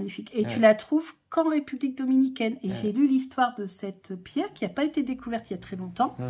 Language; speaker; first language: French; native; French